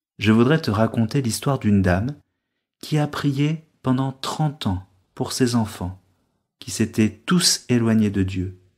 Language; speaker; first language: French; native; French